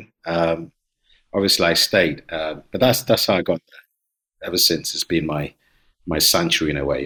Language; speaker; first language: English; non-native, local second language; Akan